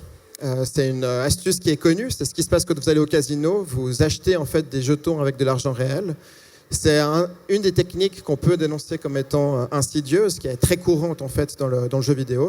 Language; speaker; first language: French; native; French